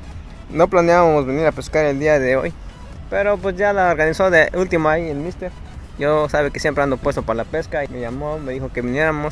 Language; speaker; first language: Spanish; native; Spanish